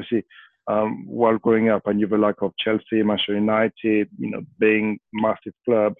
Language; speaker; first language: English; non-native, fluent; French